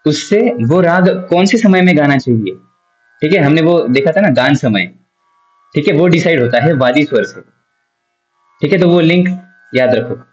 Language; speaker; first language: Hindi; non-native, local second language; Marathi